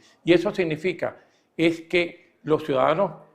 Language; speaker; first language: Spanish; native; Spanish